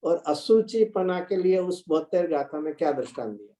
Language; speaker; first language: Hindi; non-native, local second language; Gujarati